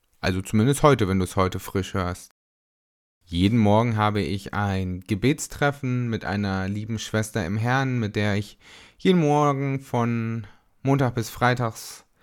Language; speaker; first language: German; native; German